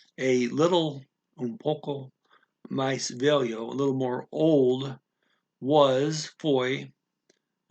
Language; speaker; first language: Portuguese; non-native, learner; English